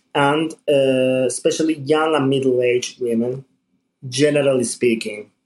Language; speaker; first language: English; non-native, fluent; Spanish